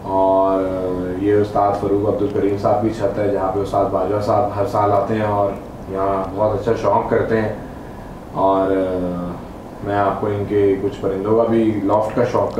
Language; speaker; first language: Hindi; native; Hindi